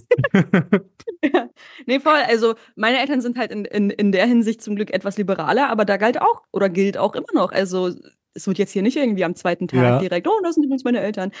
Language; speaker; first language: German; native; German